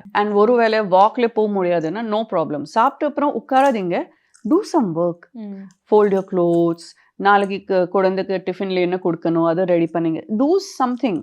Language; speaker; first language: Tamil; non-native, fluent; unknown